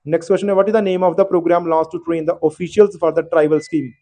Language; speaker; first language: English; non-native, local second language; Punjabi